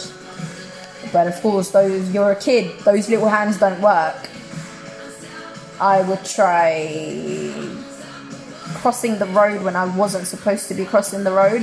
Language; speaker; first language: English; native; English